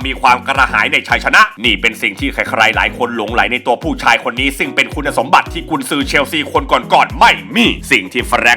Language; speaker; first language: Thai; native; Thai